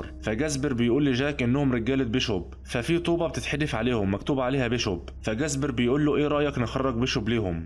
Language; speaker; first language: Arabic; native; Arabic